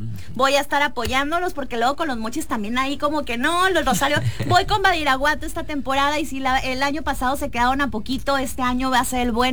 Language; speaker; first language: Spanish; native; Spanish